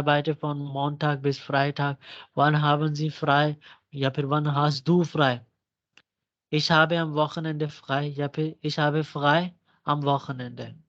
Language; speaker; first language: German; non-native, fluent; Urdu